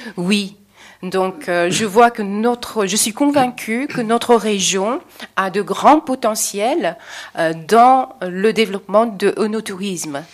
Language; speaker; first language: French; non-native, fluent; Chinese